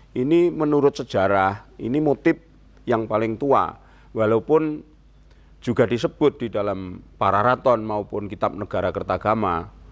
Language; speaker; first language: Indonesian; non-native, local second language; Javanese